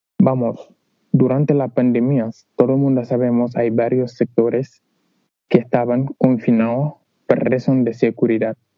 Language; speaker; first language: Spanish; non-native, learner; Wolof